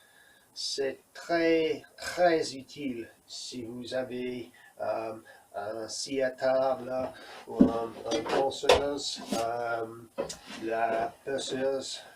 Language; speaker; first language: French; non-native, learner; English